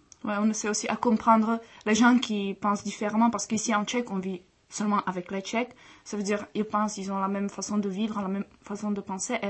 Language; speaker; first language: French; non-native, fluent; Czech